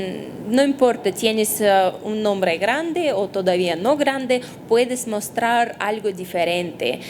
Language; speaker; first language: Spanish; non-native, fluent; Russian